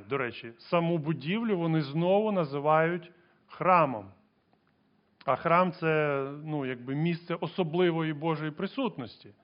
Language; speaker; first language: Ukrainian; non-native, local second language; Russian